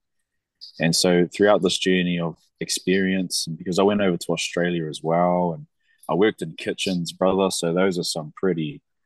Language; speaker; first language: English; native; English